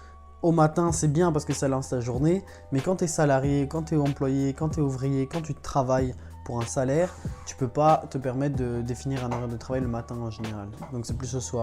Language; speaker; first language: French; native; French